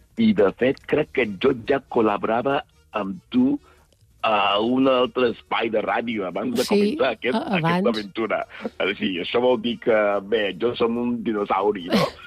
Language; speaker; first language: Catalan; non-native, fluent; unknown